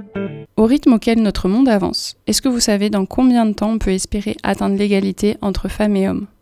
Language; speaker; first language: French; native; French